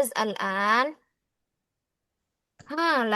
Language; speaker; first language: Arabic; non-native, fluent; Indonesian